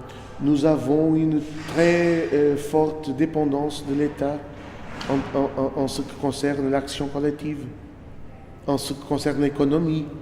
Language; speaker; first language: French; non-native, fluent; Portuguese